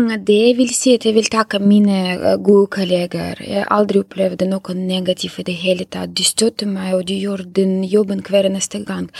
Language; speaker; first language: Norwegian; non-native, fluent; Russian